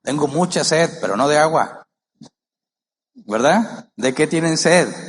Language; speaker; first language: Spanish; native; Spanish